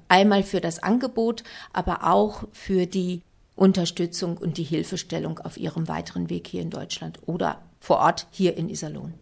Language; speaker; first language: German; native; German